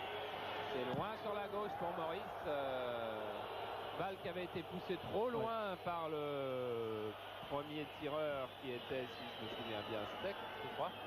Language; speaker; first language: French; native; French